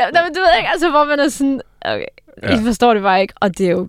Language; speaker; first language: Danish; native; Danish